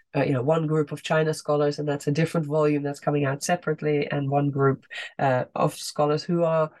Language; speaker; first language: English; non-native, fluent; Dutch